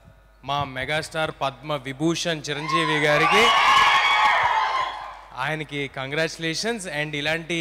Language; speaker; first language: Telugu; native; Telugu